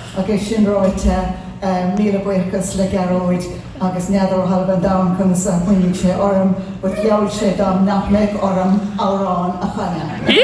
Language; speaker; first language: Irish; non-native, local second language; English